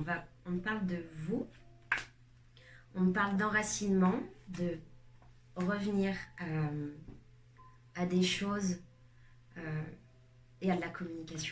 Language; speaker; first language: French; native; French